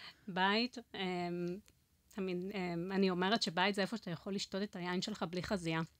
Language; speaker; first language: Hebrew; non-native, fluent; Spanish